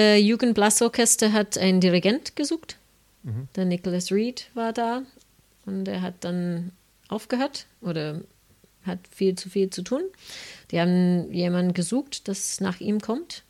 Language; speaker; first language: German; non-native, fluent; English